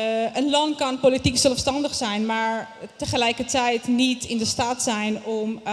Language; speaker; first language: Dutch; non-native, fluent; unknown